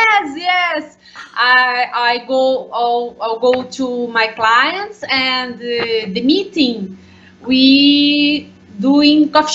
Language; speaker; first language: English; non-native, learner; Portuguese